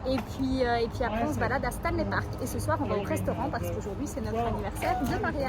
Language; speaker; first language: French; native; French